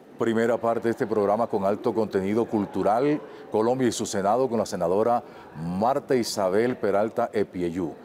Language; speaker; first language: Spanish; native; Spanish